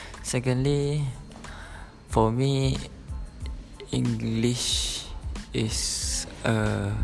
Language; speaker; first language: English; non-native, learner; Malay